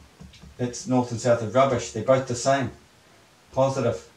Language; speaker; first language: English; native; English